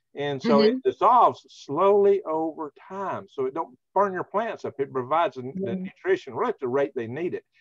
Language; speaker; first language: English; native; English